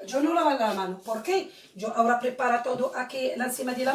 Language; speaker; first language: Spanish; non-native, learner; Arabic